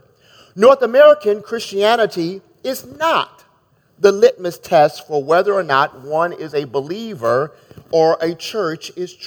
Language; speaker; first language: English; native; English